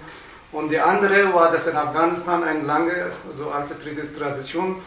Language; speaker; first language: German; non-native, learner; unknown